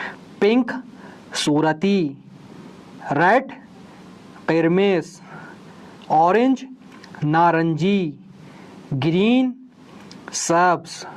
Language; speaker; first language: Persian; non-native, fluent; Urdu